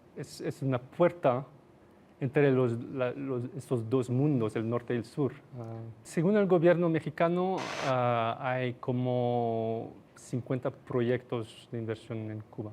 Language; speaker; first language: Spanish; non-native, fluent; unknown